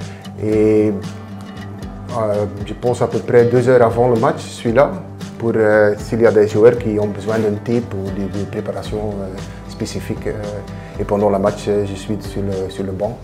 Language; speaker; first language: French; non-native, local second language; Dutch